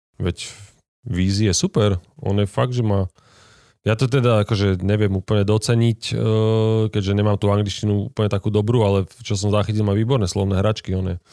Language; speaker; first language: Slovak; native; Slovak